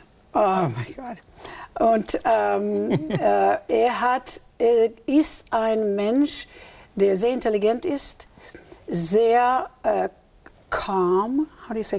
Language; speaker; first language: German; early bilingual, heritage; German